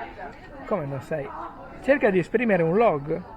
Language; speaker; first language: Italian; native; Italian